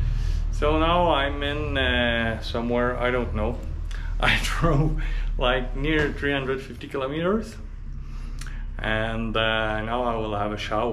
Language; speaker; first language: English; non-native, learner; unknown